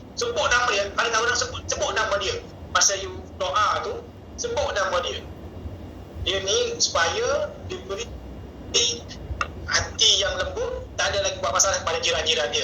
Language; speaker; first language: Malay; native; Malay